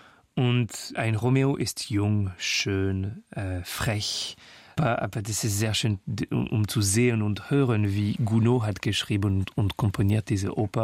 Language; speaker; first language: German; non-native, fluent; French